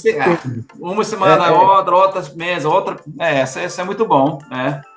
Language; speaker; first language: Portuguese; non-native, learner; English